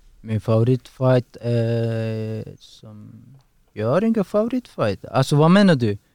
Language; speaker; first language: Swedish; non-native, learner; Persian